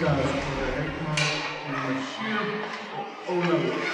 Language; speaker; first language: Icelandic; native; Icelandic